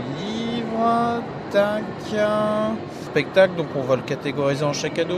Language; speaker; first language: French; native; French